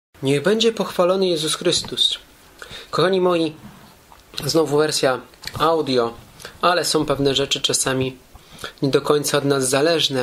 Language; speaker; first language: Polish; native; Polish